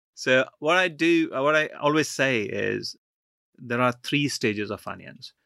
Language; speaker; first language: English; non-native, local second language; Punjabi